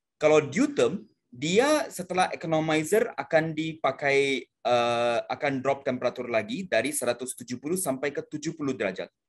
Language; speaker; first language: Indonesian; non-native, fluent; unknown